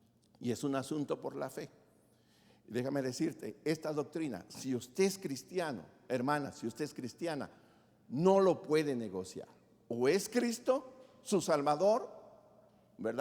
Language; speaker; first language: Spanish; native; Spanish